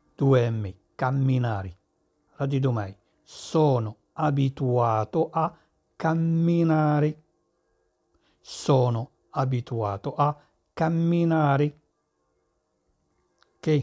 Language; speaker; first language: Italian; non-native, fluent; Arabic